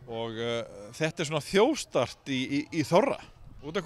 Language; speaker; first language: Icelandic; native; Icelandic